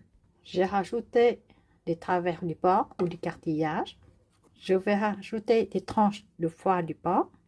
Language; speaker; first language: French; non-native, learner; Vietnamese